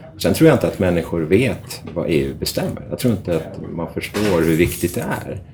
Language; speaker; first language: Swedish; native; Swedish